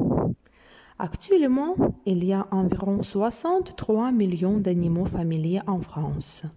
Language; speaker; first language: French; non-native, fluent; Russian